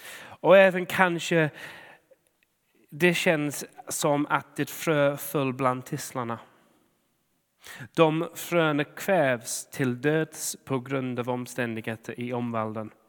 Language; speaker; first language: Swedish; non-native, fluent; English